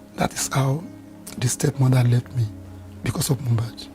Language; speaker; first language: English; non-native, local second language; Yoruba